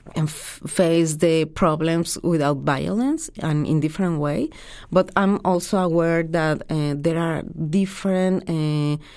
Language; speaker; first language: English; non-native, fluent; Spanish